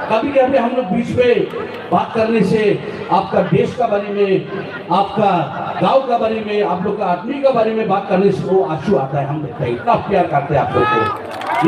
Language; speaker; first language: Hindi; non-native, local second language; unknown